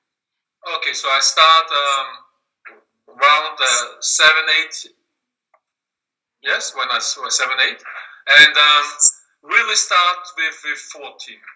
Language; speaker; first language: English; non-native, learner; German